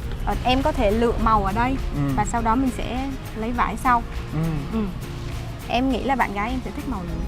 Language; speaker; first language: Vietnamese; native; Vietnamese